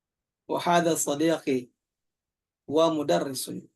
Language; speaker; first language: Arabic; non-native, fluent; Indonesian